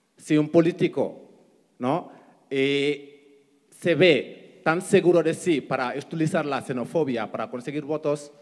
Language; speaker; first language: Spanish; non-native, fluent; Wolof